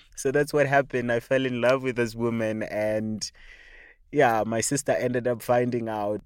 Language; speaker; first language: English; non-native, local second language; Shona